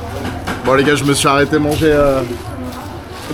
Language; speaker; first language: French; native; French